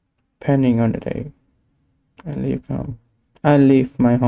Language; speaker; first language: English; non-native, learner; Vietnamese